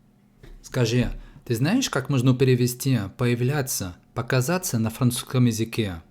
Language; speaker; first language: Russian; non-native, fluent; French